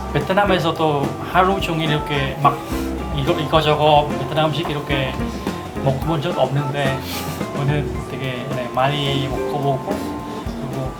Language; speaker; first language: Korean; non-native, fluent; Vietnamese